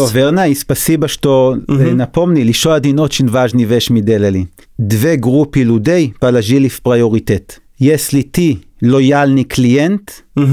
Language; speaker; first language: Russian; non-native, learner; Hebrew